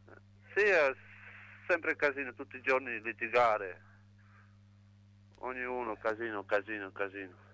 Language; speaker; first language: Italian; non-native, learner; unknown